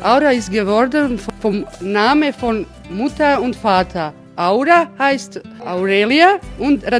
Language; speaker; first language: German; non-native, learner; Croatian